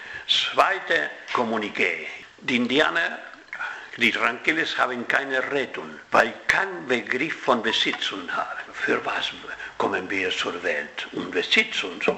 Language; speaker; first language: German; non-native, fluent; Spanish